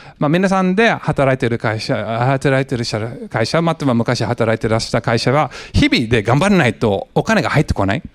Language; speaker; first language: Japanese; non-native, fluent; English